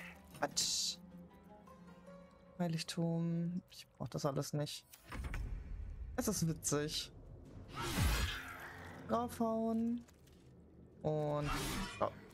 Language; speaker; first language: German; native; German